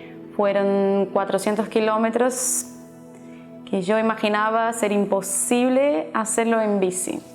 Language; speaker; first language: Spanish; non-native, fluent; Portuguese